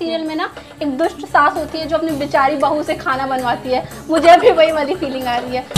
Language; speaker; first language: Hindi; native; Hindi